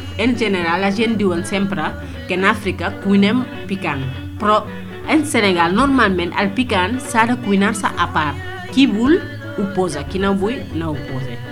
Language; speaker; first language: Catalan; non-native, fluent; Wolof